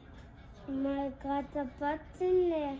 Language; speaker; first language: Russian; early bilingual, heritage; Russian